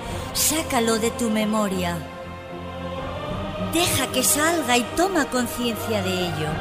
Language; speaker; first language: Spanish; native; Spanish